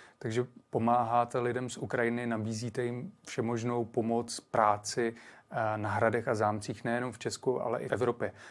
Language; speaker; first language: Czech; native; Czech